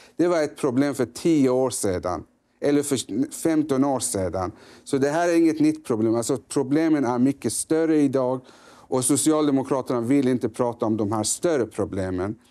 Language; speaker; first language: Swedish; early bilingual, other home language; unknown